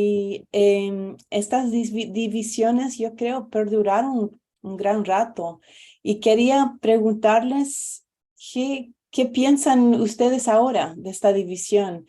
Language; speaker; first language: Spanish; non-native, fluent; English